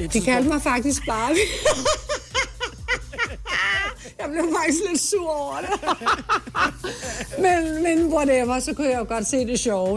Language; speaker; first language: Danish; native; Danish